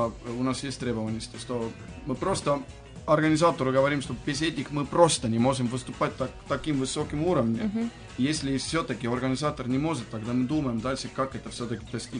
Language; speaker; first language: Russian; non-native, fluent; Estonian